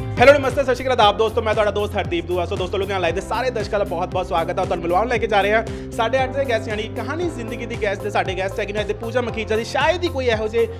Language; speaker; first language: Hindi; non-native, local second language; Punjabi